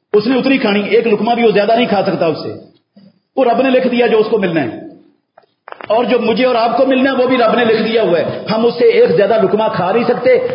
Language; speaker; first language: Urdu; native; Urdu